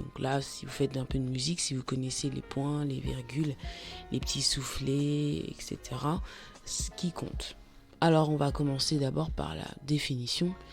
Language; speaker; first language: French; native; French